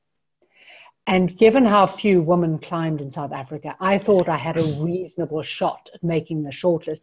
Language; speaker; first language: English; native; English